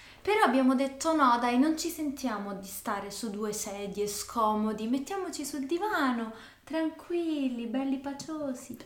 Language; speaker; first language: Italian; native; Italian